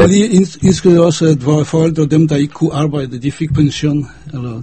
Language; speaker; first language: Danish; non-native, fluent; Polish